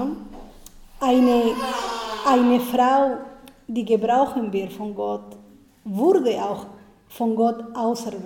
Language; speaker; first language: German; non-native, fluent; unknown